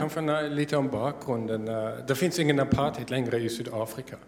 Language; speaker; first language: Swedish; non-native, fluent; German